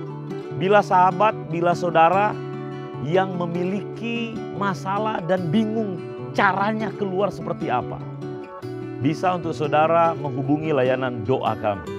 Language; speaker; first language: Indonesian; native; Indonesian